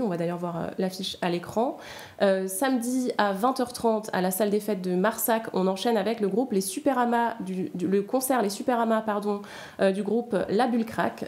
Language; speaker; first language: French; native; French